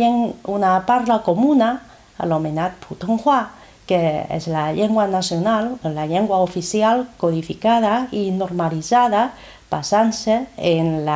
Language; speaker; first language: Catalan; non-native, fluent; Chinese